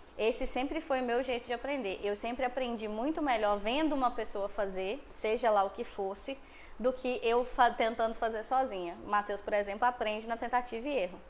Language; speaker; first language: Portuguese; native; Portuguese